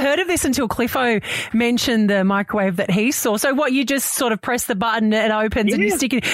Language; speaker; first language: English; native; English